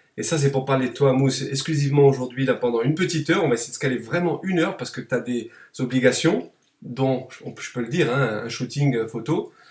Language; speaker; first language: French; native; French